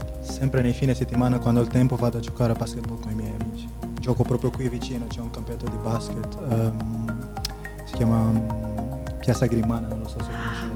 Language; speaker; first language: Italian; non-native, fluent; Portuguese